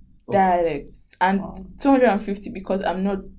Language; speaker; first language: English; non-native, local second language; Yoruba